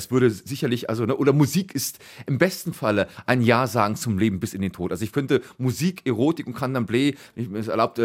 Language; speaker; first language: German; native; German